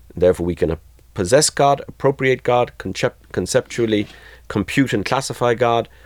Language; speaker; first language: English; native; English